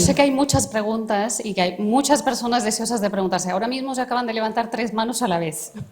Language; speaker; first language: Spanish; native; Spanish